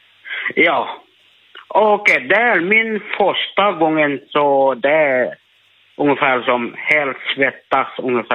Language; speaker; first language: Swedish; non-native, learner; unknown